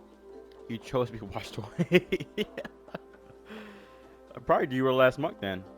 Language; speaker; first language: English; native; English